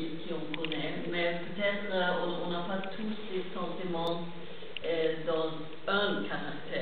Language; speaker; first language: French; non-native, learner; Swedish